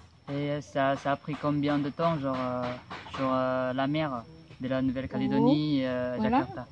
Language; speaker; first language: French; non-native, learner; Indonesian